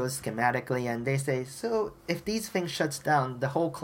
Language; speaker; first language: English; non-native, fluent; Japanese